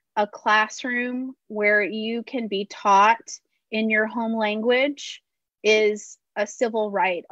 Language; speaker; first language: English; early bilingual, other home language; Spanish